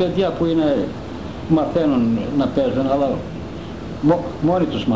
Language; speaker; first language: Greek; non-native, local second language; Turkish